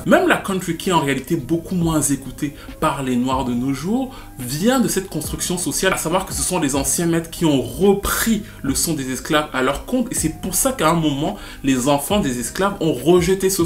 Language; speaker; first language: French; native; French